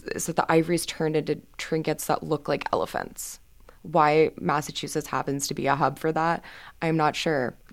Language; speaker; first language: English; native; English